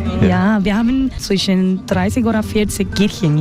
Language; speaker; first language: German; non-native, learner; Spanish